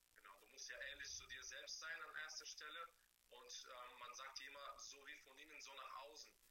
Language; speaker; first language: German; non-native, fluent; Bulgarian